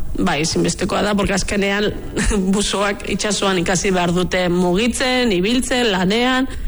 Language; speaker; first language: Basque; native; Basque